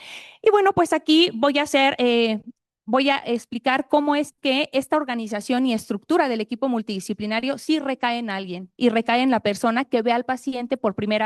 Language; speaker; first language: Spanish; native; Spanish